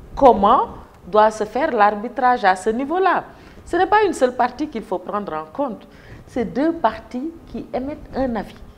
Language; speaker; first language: French; non-native, local second language; Wolof